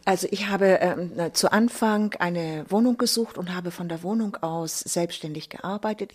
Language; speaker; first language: German; native; German